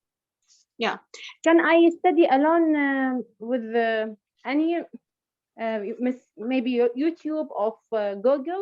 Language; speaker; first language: English; non-native, learner; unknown